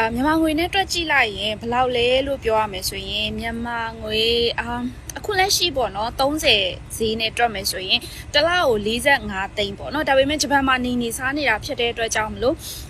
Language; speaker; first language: Burmese; native; Burmese